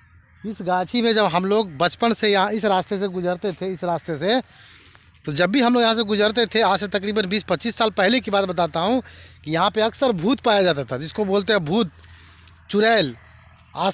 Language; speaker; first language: Hindi; native; Hindi